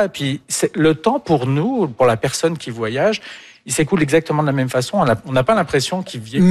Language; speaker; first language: French; native; French